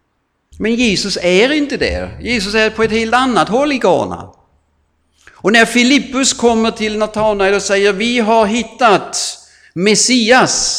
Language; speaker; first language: Swedish; non-native, fluent; German